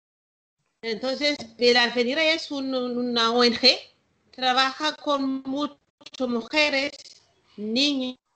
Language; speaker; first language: Spanish; non-native, learner; Malagasy